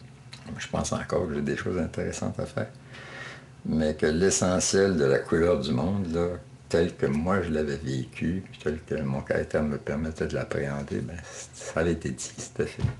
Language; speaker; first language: French; native; French